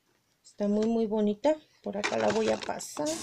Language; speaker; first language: Spanish; native; Spanish